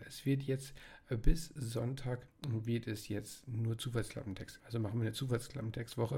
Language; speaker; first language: German; native; German